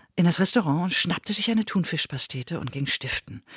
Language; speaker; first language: German; native; German